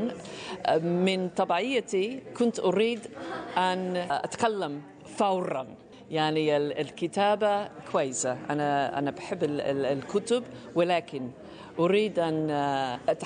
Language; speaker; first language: Arabic; non-native, fluent; English